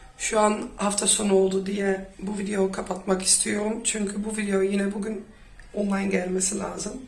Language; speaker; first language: Turkish; early bilingual, heritage; Turkish